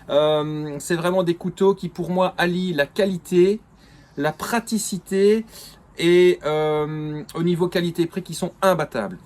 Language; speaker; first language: French; native; French